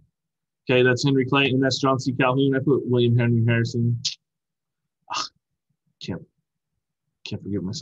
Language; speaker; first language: English; native; English